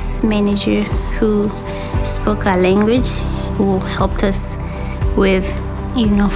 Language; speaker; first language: English; non-native, local second language; Rundi